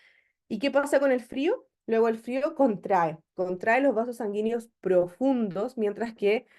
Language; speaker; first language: Spanish; native; Spanish